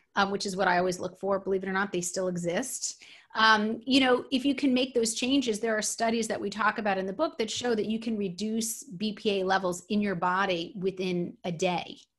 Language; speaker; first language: English; native; English